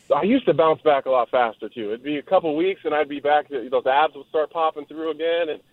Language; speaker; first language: English; native; English